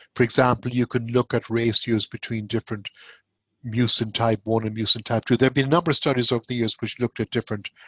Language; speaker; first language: English; native; English